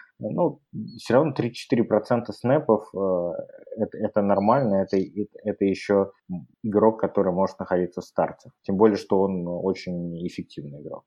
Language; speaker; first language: Russian; native; Russian